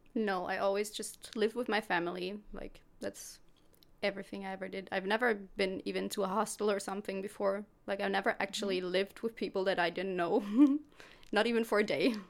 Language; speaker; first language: English; non-native, fluent; German